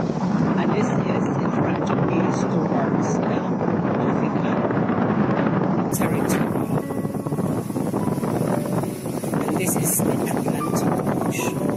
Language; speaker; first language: English; non-native, learner; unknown